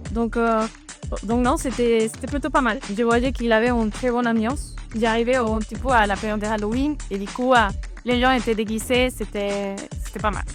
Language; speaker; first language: French; non-native, fluent; Spanish